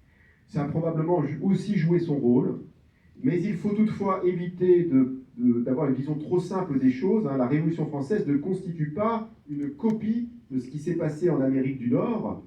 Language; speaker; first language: French; native; French